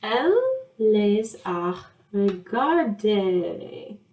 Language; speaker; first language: French; non-native, learner; English